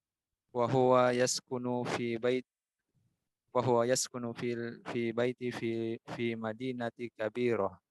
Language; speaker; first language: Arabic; non-native, learner; Indonesian